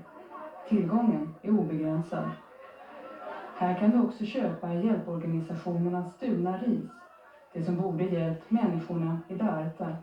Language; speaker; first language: Swedish; native; Swedish